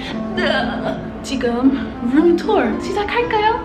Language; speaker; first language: Korean; non-native, fluent; English